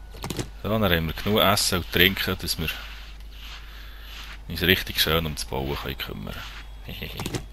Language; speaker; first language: German; native; German